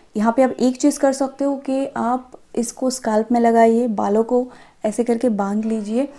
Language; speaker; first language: Hindi; non-native, local second language; Bangla